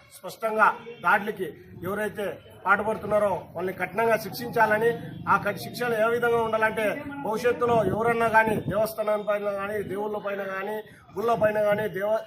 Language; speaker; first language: Telugu; native; Telugu